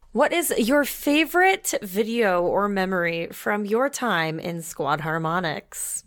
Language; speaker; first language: English; native; English